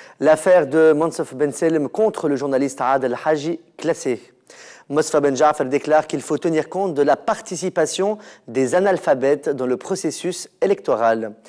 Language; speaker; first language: French; non-native, local second language; Arabic